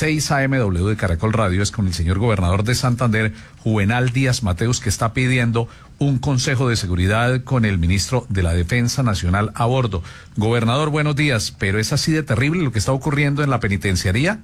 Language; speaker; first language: Spanish; native; Spanish